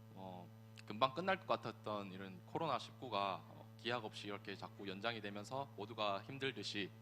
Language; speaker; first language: Korean; native; Korean